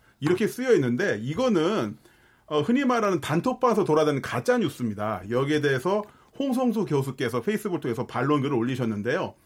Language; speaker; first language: Korean; native; Korean